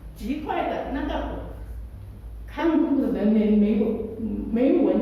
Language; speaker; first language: Chinese; early bilingual, heritage; Chinese